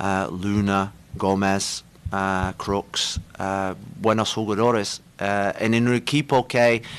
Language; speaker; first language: Spanish; non-native, learner; English